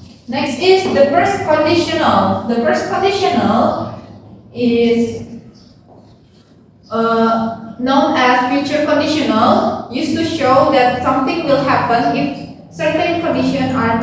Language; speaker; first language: English; non-native, fluent; Indonesian